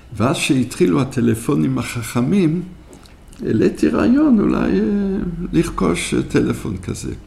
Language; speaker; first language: Hebrew; early bilingual, other home language; French